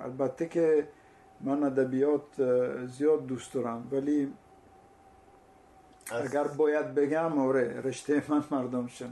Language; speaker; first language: Persian; non-native, fluent; Italian